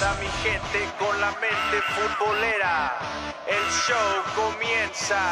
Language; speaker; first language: Spanish; native; Spanish